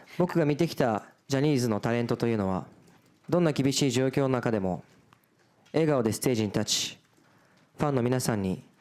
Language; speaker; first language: Japanese; early bilingual, other home language; Portuguese